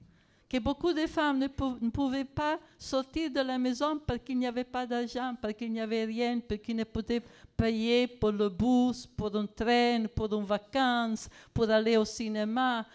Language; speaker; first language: French; non-native, fluent; Italian